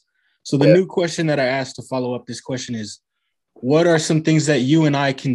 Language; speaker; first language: English; native; English